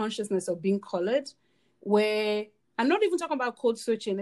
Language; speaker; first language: English; non-native, local second language; Yoruba